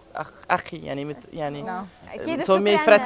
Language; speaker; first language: Arabic; early bilingual, heritage; Arabic